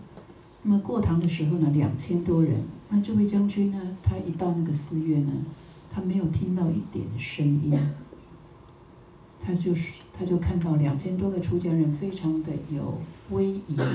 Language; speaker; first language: Chinese; native; Chinese